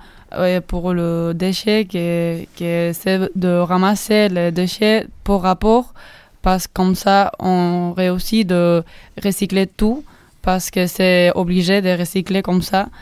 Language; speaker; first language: French; non-native, learner; Basque